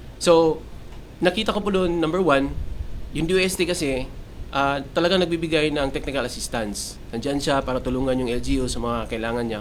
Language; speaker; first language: Filipino; non-native, local second language; Cebuano